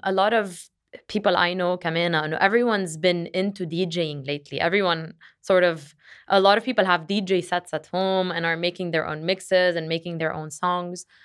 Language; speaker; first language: English; non-native, local second language; Arabic